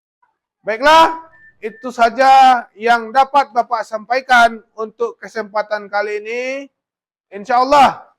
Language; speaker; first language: Indonesian; native; Indonesian